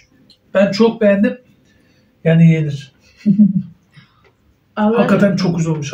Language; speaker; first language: Turkish; native; Turkish